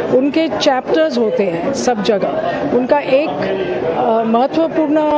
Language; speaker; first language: Hindi; non-native, local second language; Punjabi